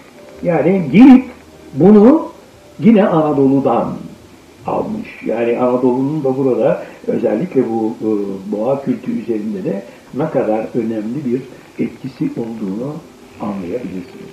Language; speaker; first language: Turkish; native; Turkish